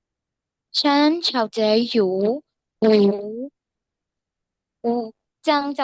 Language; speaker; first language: Chinese; non-native, learner; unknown